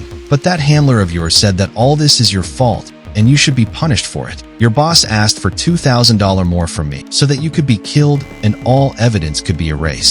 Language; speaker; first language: English; non-native, local second language; Hindi